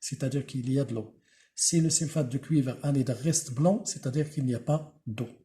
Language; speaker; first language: French; non-native, local second language; Arabic